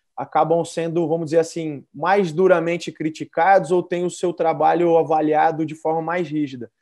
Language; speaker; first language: Portuguese; native; Portuguese